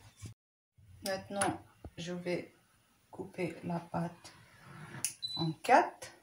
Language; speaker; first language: French; non-native, local second language; Arabic